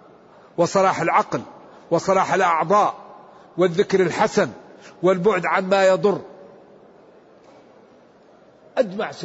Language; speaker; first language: Arabic; native; Arabic